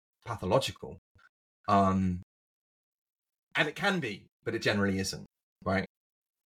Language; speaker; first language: English; native; English